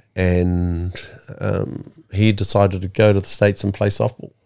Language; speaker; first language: English; native; English